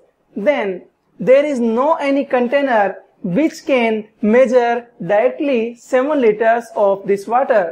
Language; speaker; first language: English; non-native, local second language; Hindi